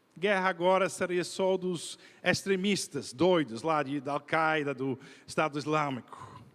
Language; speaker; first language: Portuguese; non-native, fluent; Dutch